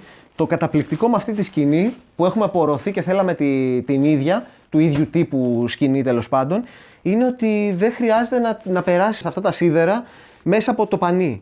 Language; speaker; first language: Greek; native; Greek